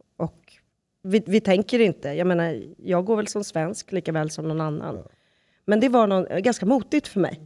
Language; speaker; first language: Swedish; native; Swedish